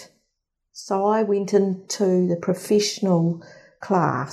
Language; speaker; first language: English; native; English